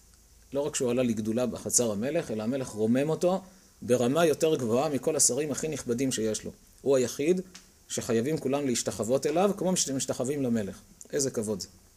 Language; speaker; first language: Hebrew; native; Hebrew